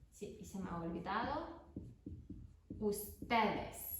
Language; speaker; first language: Spanish; non-native, fluent; Ukrainian